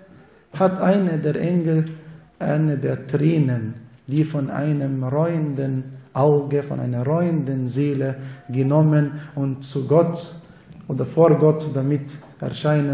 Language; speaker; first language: German; non-native, fluent; Arabic